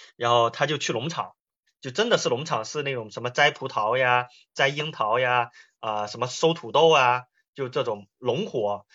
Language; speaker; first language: Chinese; native; Chinese